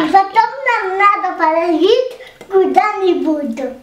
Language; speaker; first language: Russian; early bilingual, heritage; Russian